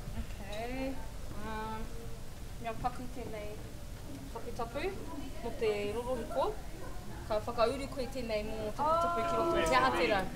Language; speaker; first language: Māori; non-native, learner; English